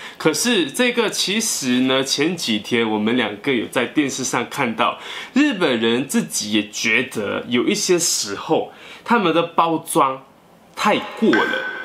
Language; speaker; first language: Chinese; native; Chinese